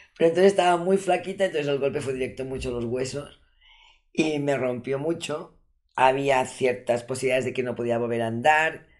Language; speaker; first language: Spanish; non-native, local second language; Catalan